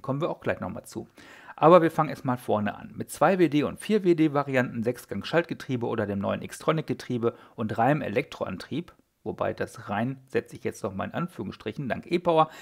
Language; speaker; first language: German; native; German